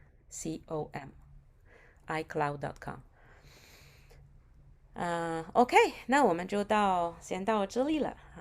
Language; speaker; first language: Chinese; non-native, fluent; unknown